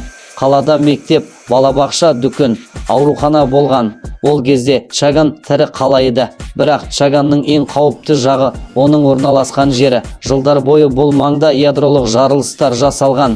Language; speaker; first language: Kazakh; native; Kazakh